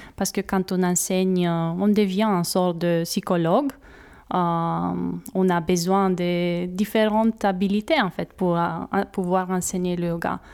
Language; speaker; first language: French; non-native, fluent; Romanian